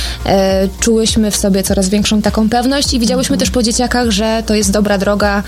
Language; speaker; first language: Polish; native; Polish